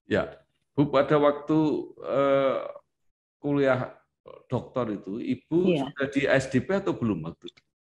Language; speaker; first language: Indonesian; native; Indonesian